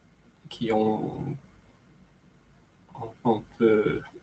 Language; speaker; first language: French; non-native, learner; English